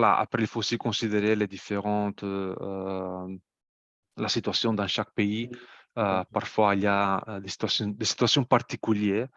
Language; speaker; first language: French; non-native, fluent; Italian